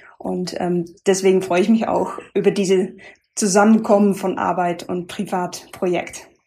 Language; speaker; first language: German; non-native, fluent; Dutch